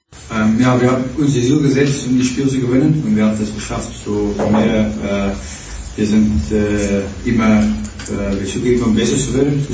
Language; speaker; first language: German; non-native, fluent; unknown